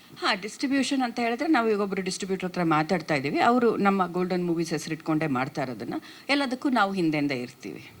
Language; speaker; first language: Kannada; non-native, local second language; Tulu